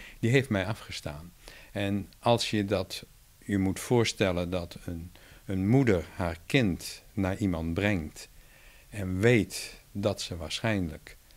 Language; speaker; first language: Dutch; native; Dutch